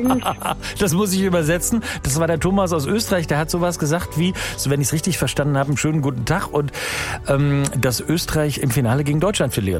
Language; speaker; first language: German; native; German